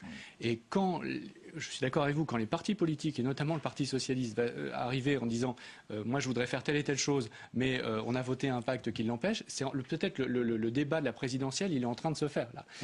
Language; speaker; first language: French; native; French